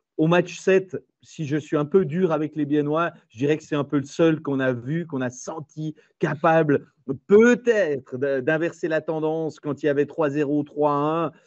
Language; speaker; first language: French; native; French